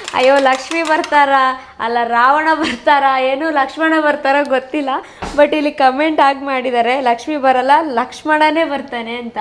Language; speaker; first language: Kannada; non-native, local second language; Tulu